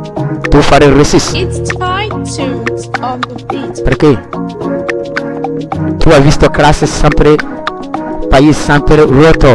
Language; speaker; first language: Italian; non-native, learner; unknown